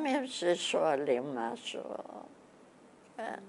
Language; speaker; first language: Hebrew; non-native, fluent; Bulgarian